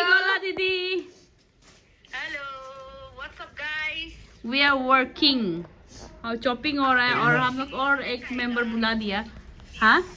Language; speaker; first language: Hindi; non-native, local second language; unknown